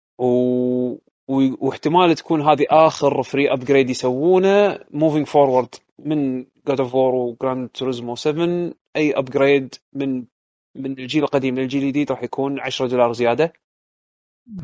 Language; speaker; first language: Arabic; native; Arabic